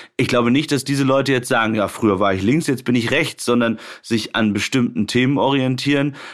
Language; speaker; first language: German; native; German